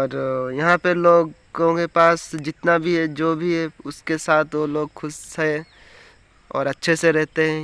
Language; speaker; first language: Hindi; non-native, local second language; Odia